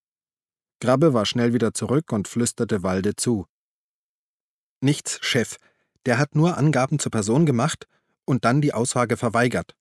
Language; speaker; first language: German; native; German